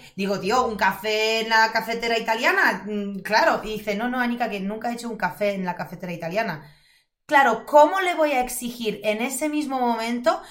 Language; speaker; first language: Spanish; non-native, fluent; Polish